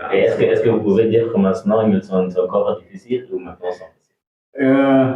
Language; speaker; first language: French; non-native, learner; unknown